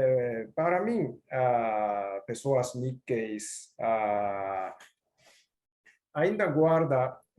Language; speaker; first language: Portuguese; non-native, learner; Japanese